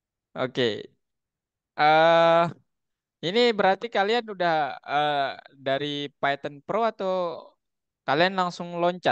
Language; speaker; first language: Indonesian; native; Indonesian